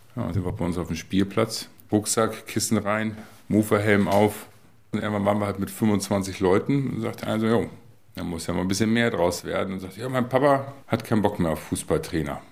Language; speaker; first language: German; native; German